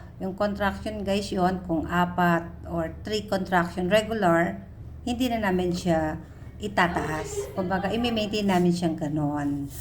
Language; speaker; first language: Filipino; native; Filipino